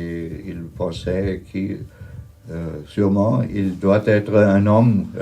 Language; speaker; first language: French; non-native, learner; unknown